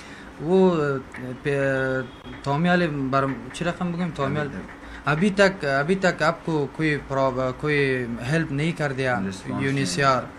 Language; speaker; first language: Hindi; non-native, learner; Persian